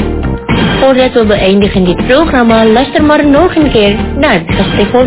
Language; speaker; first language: Dutch; non-native, learner; Indonesian